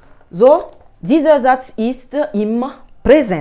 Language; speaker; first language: German; non-native, fluent; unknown